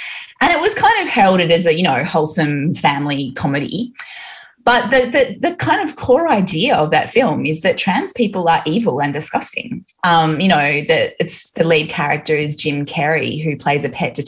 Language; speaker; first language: English; native; English